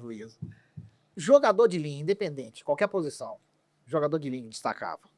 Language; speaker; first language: Portuguese; native; Portuguese